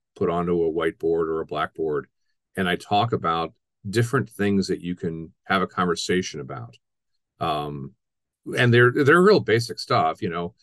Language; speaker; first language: English; native; English